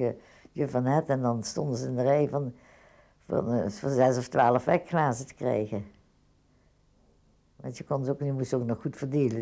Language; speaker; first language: Dutch; native; Dutch